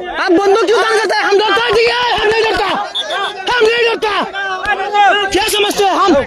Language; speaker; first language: Hindi; non-native, learner; Bangla